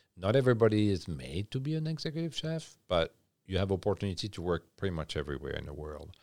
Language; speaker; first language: English; non-native, fluent; French